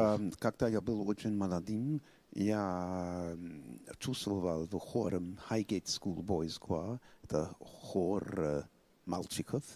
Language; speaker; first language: Russian; non-native, fluent; English